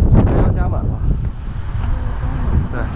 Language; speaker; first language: Chinese; native; Chinese